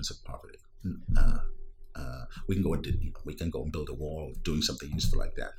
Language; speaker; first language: English; non-native, local second language; Welsh